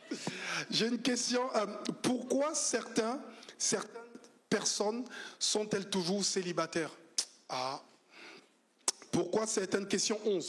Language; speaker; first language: French; native; French